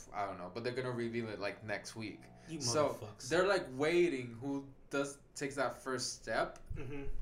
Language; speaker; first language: English; non-native, fluent; Spanish